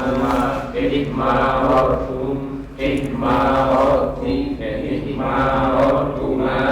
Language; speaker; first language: Arabic; non-native, learner; Indonesian